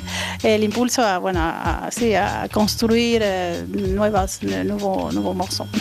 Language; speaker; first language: French; non-native, learner; Spanish